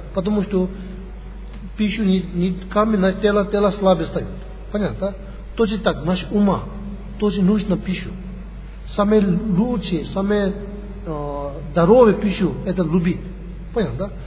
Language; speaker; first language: Russian; non-native, learner; Tibetan